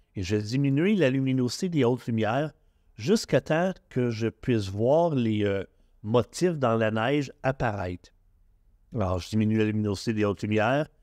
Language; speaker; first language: French; native; French